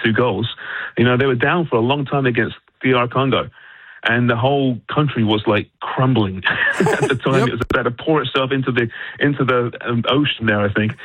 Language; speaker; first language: English; native; English